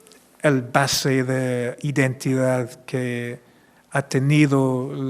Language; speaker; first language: Spanish; non-native, fluent; English